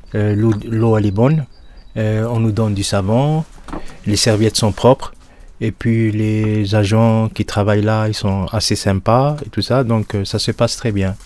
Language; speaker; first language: French; non-native, local second language; Arabic